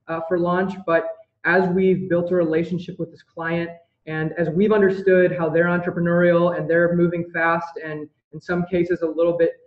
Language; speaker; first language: English; native; English